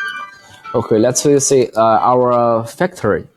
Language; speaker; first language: English; non-native, learner; Chinese